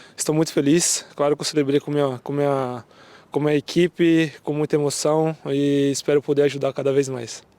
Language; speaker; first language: Portuguese; native; Portuguese